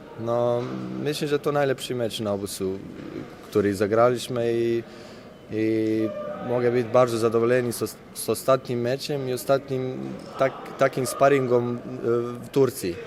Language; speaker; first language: Polish; non-native, learner; Bosnian